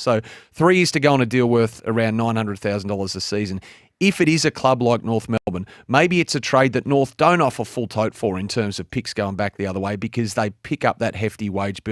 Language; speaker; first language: English; native; English